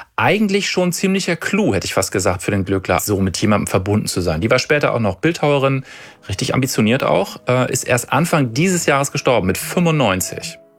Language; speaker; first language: German; native; German